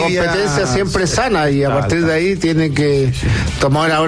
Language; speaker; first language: Spanish; native; Spanish